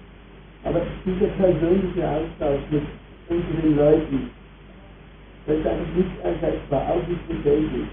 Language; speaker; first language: German; non-native, learner; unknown